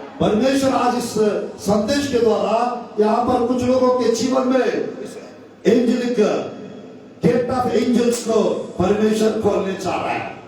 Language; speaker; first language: Hindi; non-native, local second language; Telugu